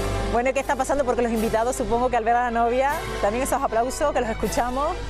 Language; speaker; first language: Spanish; native; Spanish